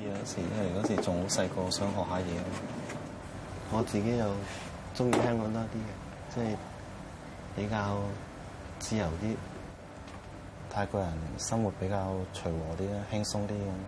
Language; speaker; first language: Cantonese; early bilingual, other home language; Thai